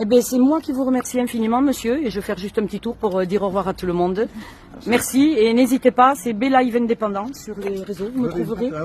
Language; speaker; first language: French; native; French